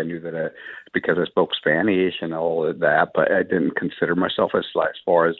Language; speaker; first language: English; early bilingual, other home language; Spanish